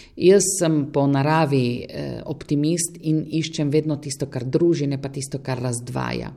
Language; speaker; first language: Slovenian; native; Slovenian